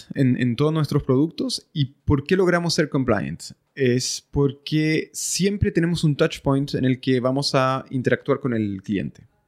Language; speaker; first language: Spanish; early bilingual, other home language; French